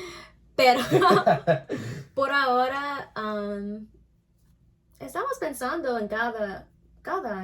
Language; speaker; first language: Spanish; non-native, learner; English